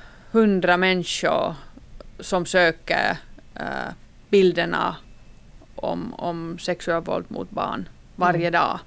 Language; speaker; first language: Swedish; non-native, local second language; Finnish